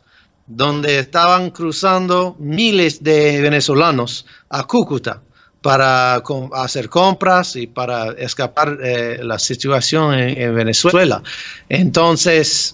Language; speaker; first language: Spanish; non-native, fluent; English